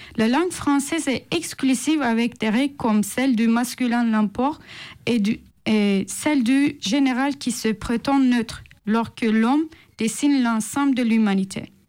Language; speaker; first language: French; non-native, fluent; Turkish